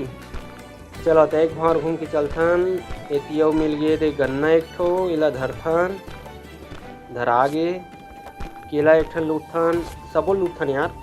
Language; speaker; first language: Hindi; non-native, local second language; Chhattisgarhi